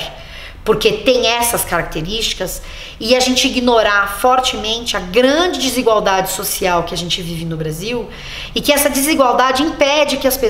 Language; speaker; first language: Portuguese; native; Portuguese